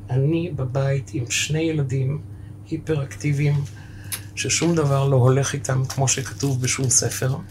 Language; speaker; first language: Hebrew; early bilingual, other home language; German